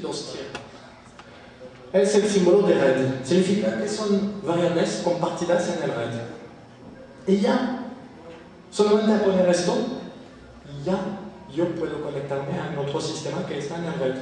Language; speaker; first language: Spanish; non-native, fluent; French